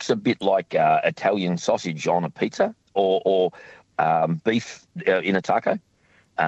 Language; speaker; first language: English; native; English